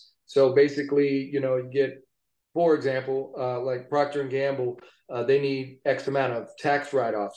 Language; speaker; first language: English; native; English